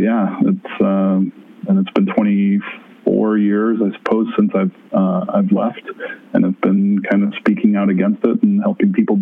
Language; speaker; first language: English; native; English